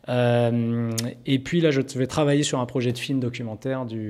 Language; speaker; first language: French; native; French